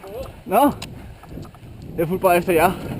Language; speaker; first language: Danish; native; Danish